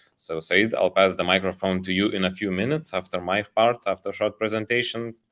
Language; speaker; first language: English; non-native, fluent; Lithuanian